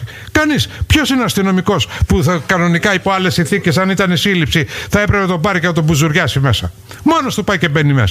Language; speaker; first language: Greek; native; Greek